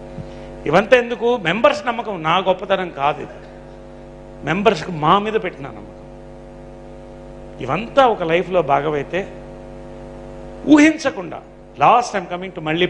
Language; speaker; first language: Telugu; native; Telugu